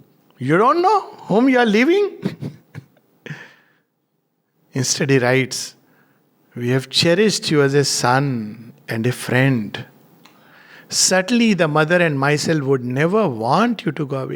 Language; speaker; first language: English; non-native, local second language; Hindi